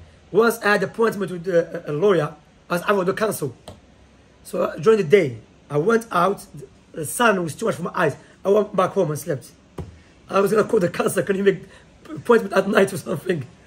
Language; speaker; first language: English; non-native, fluent; Arabic